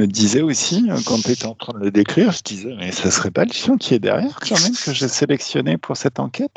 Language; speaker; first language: French; native; French